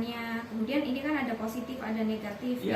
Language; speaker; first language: Indonesian; native; Indonesian